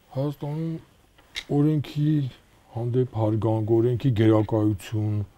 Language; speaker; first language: Armenian; native; Armenian